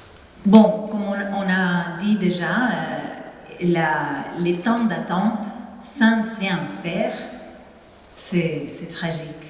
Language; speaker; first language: French; non-native, fluent; Spanish